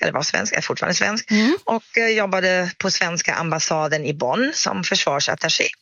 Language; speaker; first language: Swedish; non-native, fluent; German